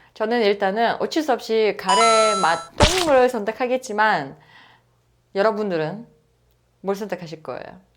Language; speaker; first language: Korean; non-native, fluent; Uzbek